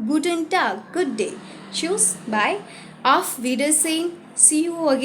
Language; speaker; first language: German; non-native, learner; Hindi